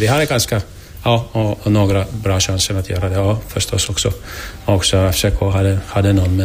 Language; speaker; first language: Swedish; non-native, learner; Finnish